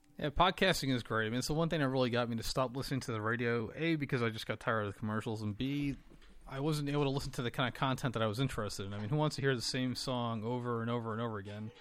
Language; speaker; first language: English; native; English